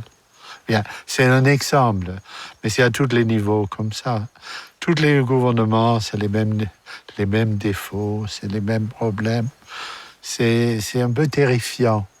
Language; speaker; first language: French; non-native, fluent; German